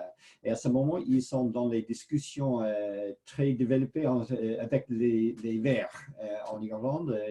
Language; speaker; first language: French; non-native, fluent; English